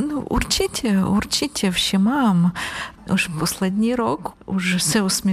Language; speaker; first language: Czech; non-native, learner; Ukrainian